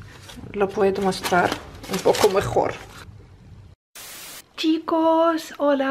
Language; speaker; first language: Spanish; non-native, learner; Russian